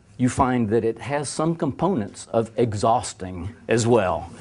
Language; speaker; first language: English; native; English